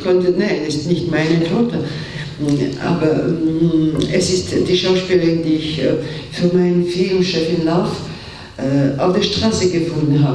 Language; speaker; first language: German; non-native, fluent; Georgian